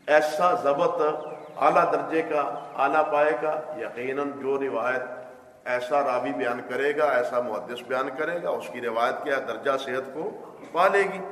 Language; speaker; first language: Urdu; native; Urdu